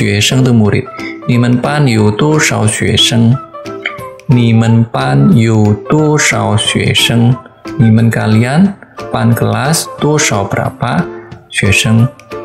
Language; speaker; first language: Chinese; non-native, fluent; Indonesian